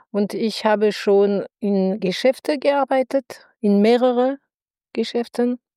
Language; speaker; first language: German; non-native, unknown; French